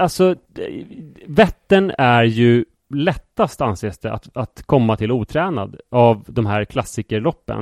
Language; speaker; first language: Swedish; native; Swedish